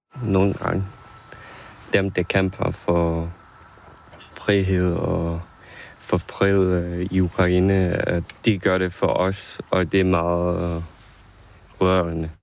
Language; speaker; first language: Danish; non-native, fluent; Ukrainian